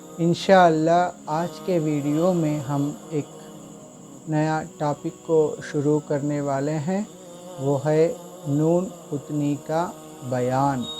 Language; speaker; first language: Urdu; native; Urdu